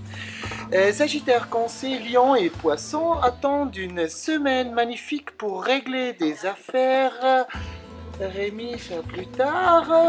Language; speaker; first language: French; non-native, fluent; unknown